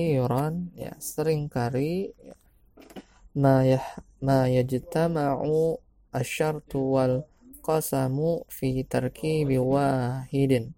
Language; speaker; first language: Arabic; non-native, fluent; Indonesian